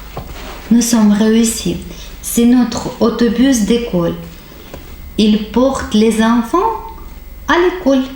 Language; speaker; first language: French; non-native, fluent; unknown